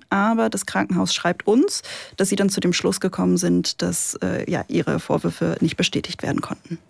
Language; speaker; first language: German; native; German